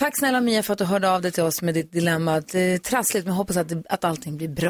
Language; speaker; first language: Swedish; native; Swedish